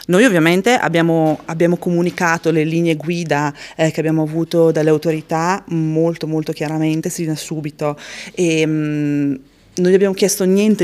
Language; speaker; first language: Italian; native; Italian